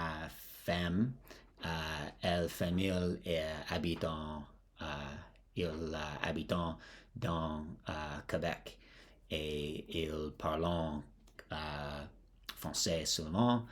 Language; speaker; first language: French; non-native, learner; English